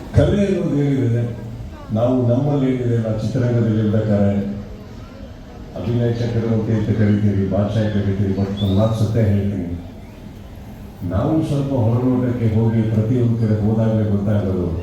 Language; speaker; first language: Kannada; native; Kannada